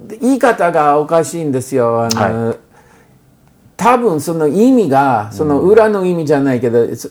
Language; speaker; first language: Japanese; non-native, fluent; English